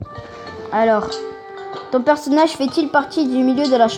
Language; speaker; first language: French; native; French